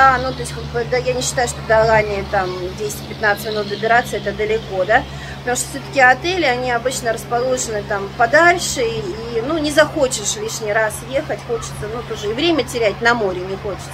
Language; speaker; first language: Russian; native; Russian